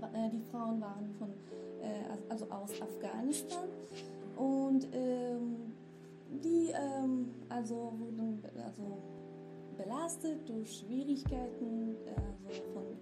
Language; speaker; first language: German; non-native, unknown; Kurdish